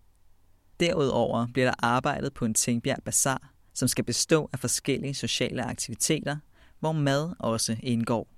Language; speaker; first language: Danish; native; Danish